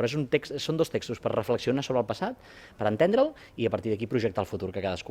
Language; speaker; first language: Catalan; native; Catalan